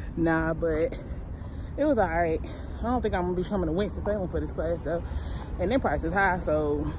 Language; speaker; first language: English; native; English